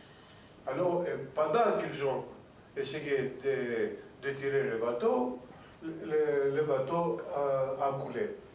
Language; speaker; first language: French; non-native, fluent; Greek